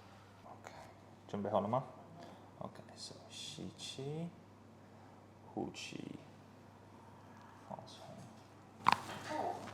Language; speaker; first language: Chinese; non-native, learner; English